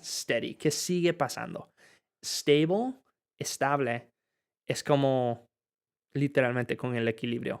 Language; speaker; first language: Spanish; non-native, fluent; English